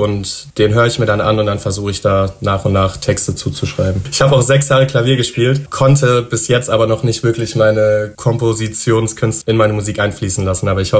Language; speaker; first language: German; native; German